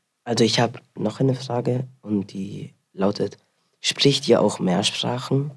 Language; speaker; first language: German; early bilingual, other home language; Spanish